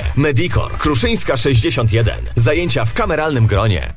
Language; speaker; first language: Polish; native; Polish